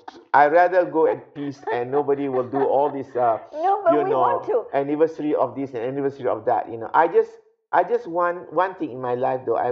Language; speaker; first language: English; non-native, local second language; Malay